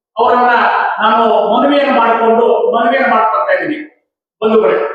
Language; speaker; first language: Kannada; non-native, local second language; Lambadi